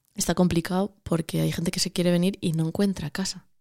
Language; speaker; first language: Spanish; native; Spanish